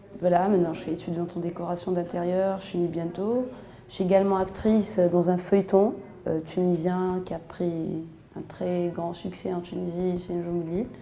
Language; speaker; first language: French; non-native, local second language; Arabic